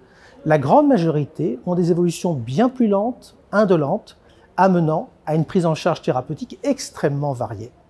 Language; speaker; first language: French; native; French